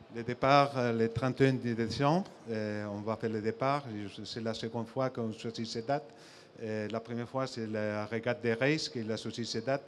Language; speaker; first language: French; non-native, fluent; Spanish